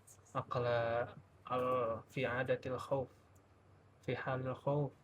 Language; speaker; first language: Arabic; non-native, learner; Indonesian